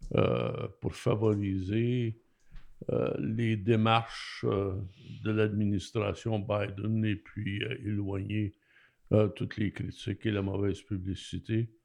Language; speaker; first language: French; native; French